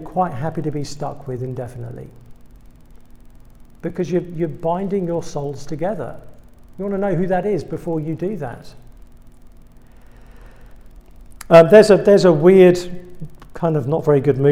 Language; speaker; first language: English; native; English